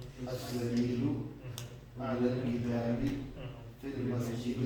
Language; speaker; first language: Arabic; non-native, learner; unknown